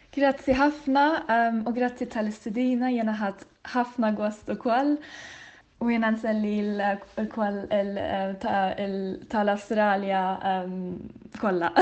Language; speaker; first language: Maltese; non-native, fluent; Swedish